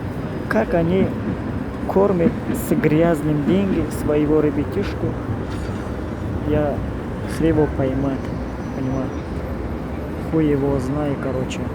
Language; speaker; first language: Russian; non-native, learner; Tajik